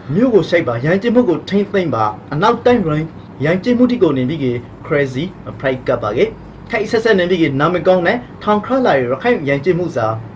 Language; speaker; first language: Burmese; native; Burmese